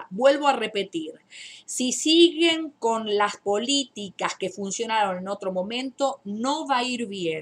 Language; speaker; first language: Spanish; native; Spanish